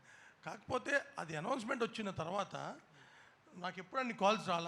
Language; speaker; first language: Telugu; native; Telugu